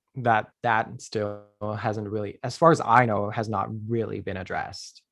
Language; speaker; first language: English; non-native, fluent; Dutch